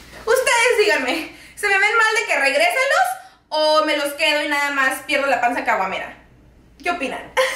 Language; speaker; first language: Spanish; early bilingual, heritage; Spanish